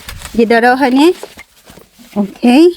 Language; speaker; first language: Korean; non-native, learner; Bangla